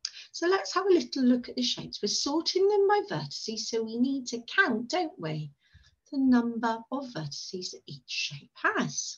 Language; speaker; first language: English; native; English